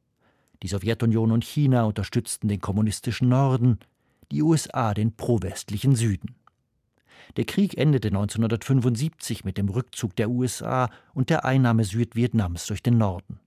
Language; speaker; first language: German; native; German